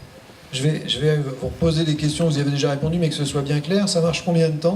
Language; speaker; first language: French; native; French